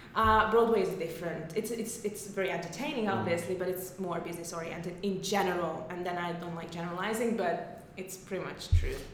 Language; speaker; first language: English; non-native, fluent; Hungarian